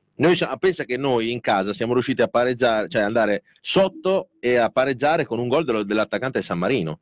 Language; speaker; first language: Italian; non-native, fluent; Spanish